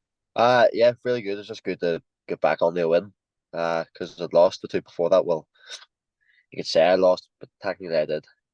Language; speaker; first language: English; native; English